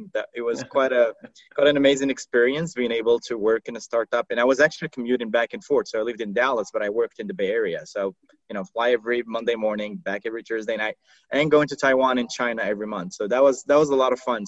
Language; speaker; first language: English; non-native, fluent; Arabic